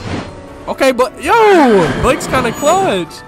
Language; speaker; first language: English; native; English